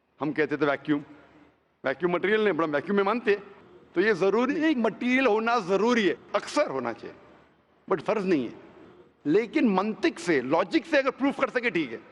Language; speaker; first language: Hindi; non-native, local second language; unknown